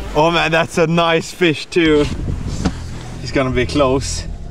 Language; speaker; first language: English; non-native, fluent; Swedish